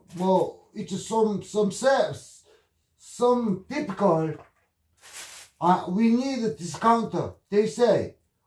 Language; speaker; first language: English; non-native, learner; Korean